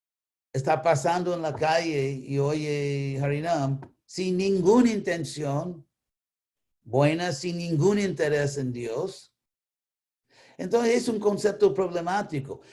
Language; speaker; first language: Spanish; non-native, fluent; English